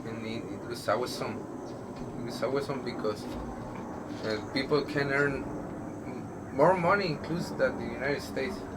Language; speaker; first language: English; non-native, learner; Spanish